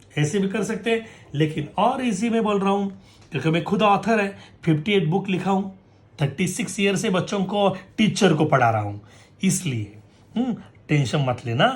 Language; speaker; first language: Hindi; non-native, local second language; Marathi